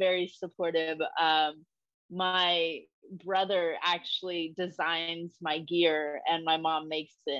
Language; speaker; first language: English; native; English